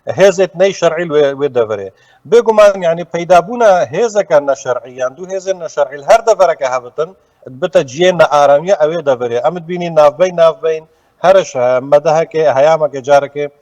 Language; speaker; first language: Kurdish; native; Kurdish